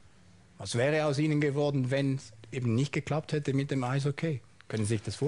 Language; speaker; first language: German; native; German